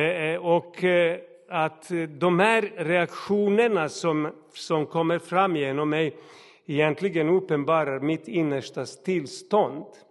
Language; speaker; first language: Swedish; non-native, fluent; Serbian